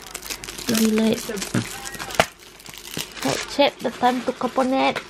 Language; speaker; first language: English; non-native, local second language; Malay